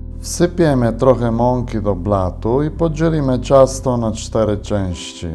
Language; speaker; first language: Polish; non-native, fluent; Italian